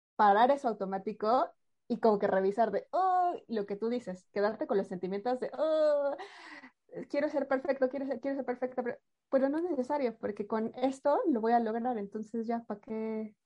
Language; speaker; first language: Spanish; native; Spanish